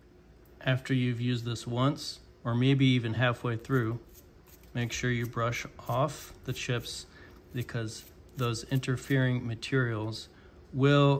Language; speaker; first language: English; native; English